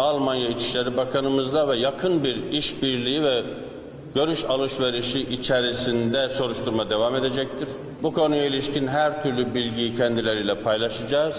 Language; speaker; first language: Turkish; native; Turkish